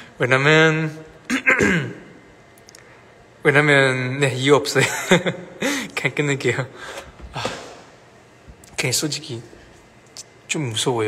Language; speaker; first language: Korean; non-native, learner; Chinese